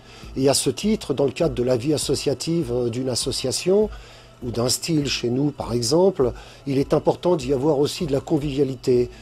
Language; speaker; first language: French; native; French